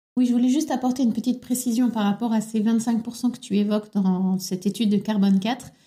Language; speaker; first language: French; native; French